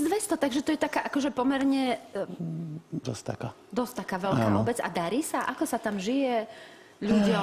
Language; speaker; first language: Slovak; native; Slovak